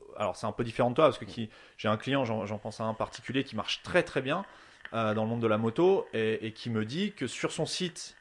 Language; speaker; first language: French; native; French